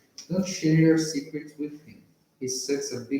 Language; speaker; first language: English; non-native, learner; Portuguese